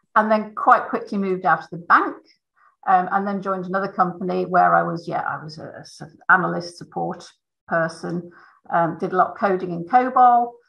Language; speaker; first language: English; native; English